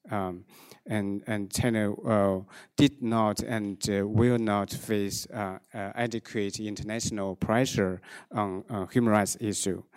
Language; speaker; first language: English; non-native, fluent; Chinese